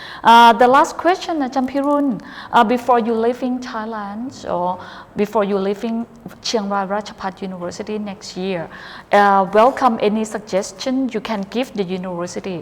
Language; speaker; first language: English; non-native, fluent; Thai